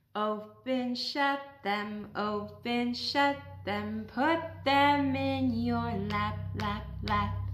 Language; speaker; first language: English; native; English